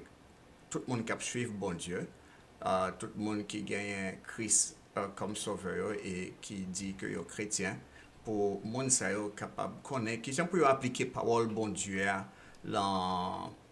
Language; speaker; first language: French; non-native, local second language; Haitian Creole